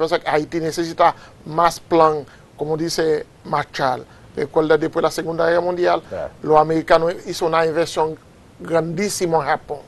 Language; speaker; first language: Spanish; non-native, fluent; Haitian Creole